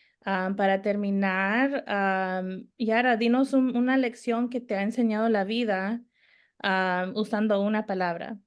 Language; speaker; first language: Spanish; early bilingual, heritage; Spanish